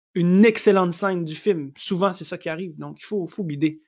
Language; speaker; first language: French; native; French